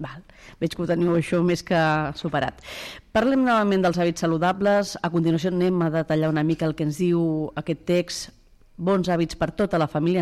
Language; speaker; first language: Catalan; native; Catalan